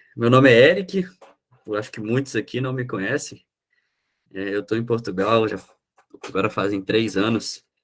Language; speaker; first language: Portuguese; native; Portuguese